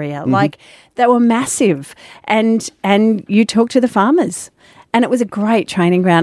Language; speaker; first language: English; native; English